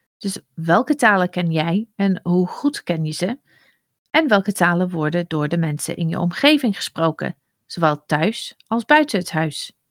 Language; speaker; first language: Dutch; non-native, fluent; English